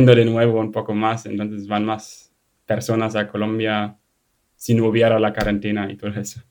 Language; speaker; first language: Spanish; non-native, fluent; German